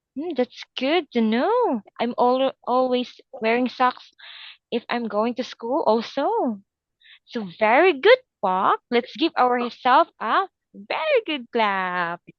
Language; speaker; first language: English; non-native, local second language; Filipino